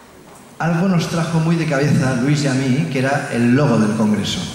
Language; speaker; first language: Spanish; native; Spanish